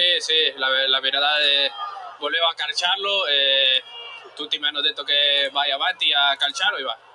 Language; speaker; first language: Italian; non-native, learner; Spanish